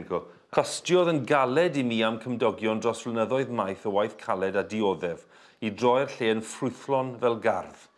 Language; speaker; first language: Welsh; native; Welsh